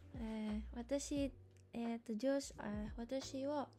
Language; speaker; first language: Japanese; non-native, fluent; Indonesian